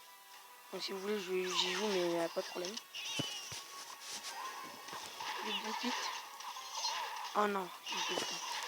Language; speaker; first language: French; native; French